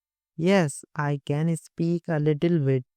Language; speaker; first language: English; non-native, local second language; Hindi